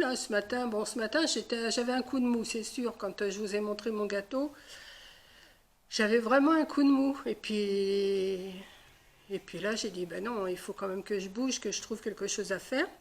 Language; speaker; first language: French; native; French